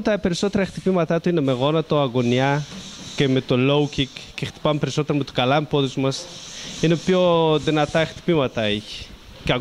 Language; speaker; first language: Greek; non-native, learner; Thai